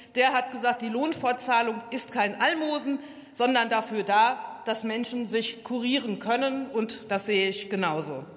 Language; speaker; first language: German; native; German